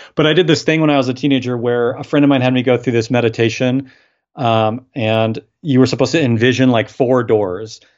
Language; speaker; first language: English; native; English